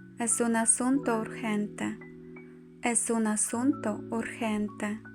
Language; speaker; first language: Spanish; non-native, fluent; Ukrainian